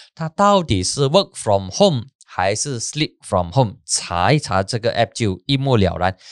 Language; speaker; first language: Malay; non-native, local second language; Chinese